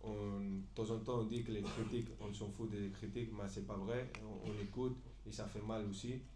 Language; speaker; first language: French; non-native, fluent; Spanish